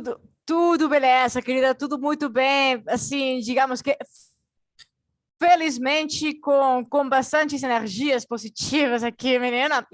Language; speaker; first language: Portuguese; non-native, fluent; Spanish